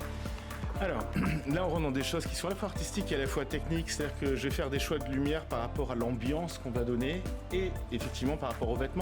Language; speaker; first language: French; native; French